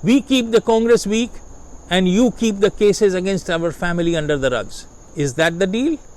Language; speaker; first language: English; non-native, local second language; Hindi